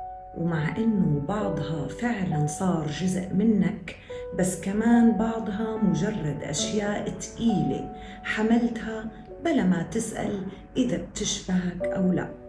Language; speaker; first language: Arabic; native; Arabic